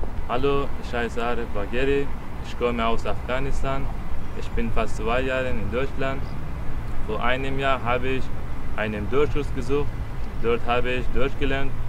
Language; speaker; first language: German; non-native, learner; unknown